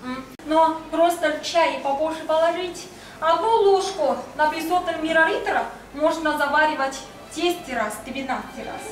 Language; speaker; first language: Russian; non-native, learner; Chinese